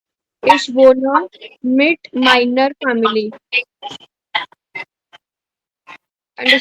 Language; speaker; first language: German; non-native, fluent; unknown